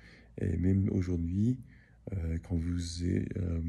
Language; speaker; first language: French; early bilingual, heritage; English